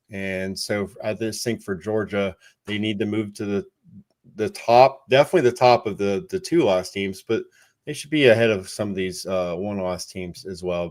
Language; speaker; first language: English; native; English